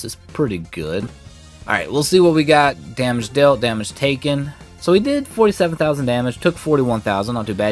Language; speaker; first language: English; native; English